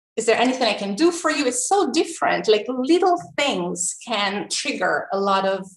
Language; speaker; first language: English; non-native, fluent; Italian